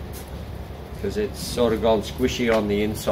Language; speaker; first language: English; native; English